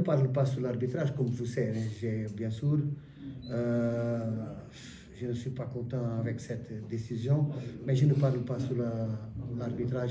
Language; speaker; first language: French; non-native, learner; Portuguese